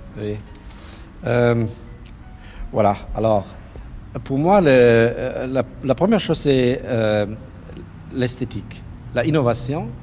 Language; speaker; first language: French; non-native, learner; German